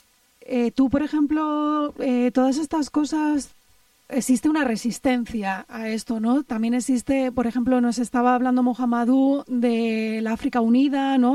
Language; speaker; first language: Spanish; native; Spanish